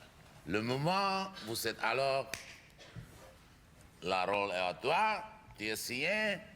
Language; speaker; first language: French; non-native, fluent; Czech